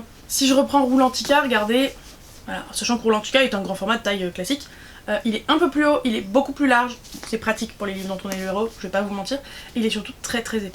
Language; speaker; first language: French; native; French